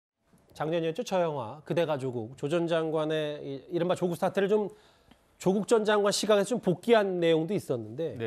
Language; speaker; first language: Korean; native; Korean